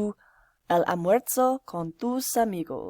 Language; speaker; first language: Spanish; non-native, fluent; English